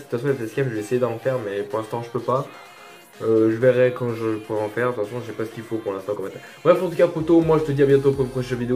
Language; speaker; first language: French; native; French